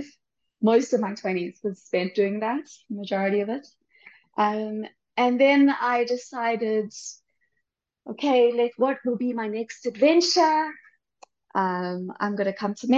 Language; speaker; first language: English; native; English